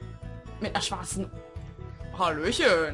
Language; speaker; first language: German; native; German